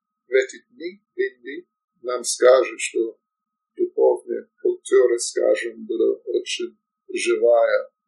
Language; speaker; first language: Russian; non-native, learner; English